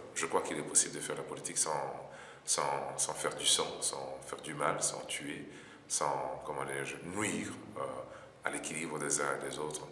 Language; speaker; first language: French; non-native, local second language; Lingala